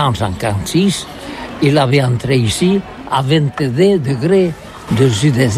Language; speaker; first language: French; non-native, learner; Catalan